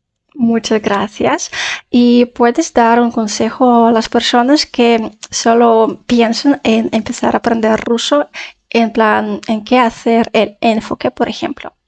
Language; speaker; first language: Spanish; non-native, fluent; Russian